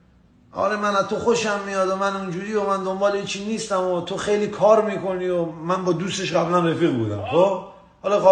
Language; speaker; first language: Persian; native; Persian